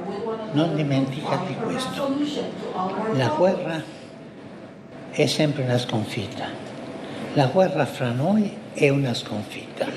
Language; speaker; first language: Italian; non-native, fluent; Spanish